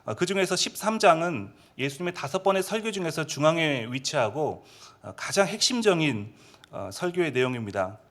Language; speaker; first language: Korean; native; Korean